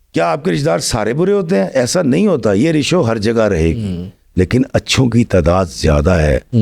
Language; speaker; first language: Urdu; non-native, local second language; Punjabi